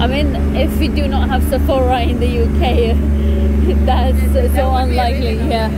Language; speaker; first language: English; native; English